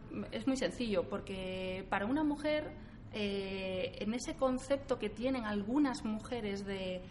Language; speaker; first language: Spanish; native; Spanish